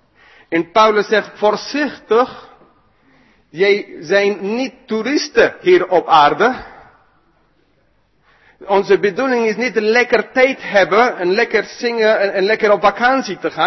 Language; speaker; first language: Dutch; non-native, fluent; English